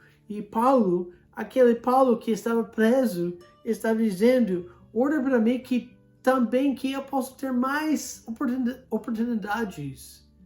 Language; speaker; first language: Portuguese; non-native, fluent; English